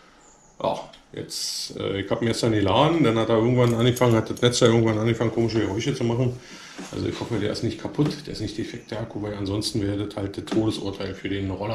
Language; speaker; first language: German; native; German